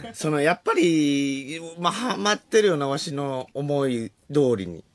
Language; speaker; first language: Japanese; native; Japanese